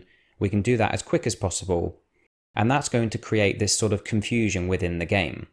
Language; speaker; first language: English; native; English